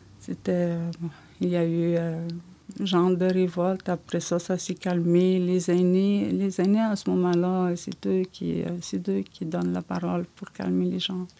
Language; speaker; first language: French; non-native, local second language; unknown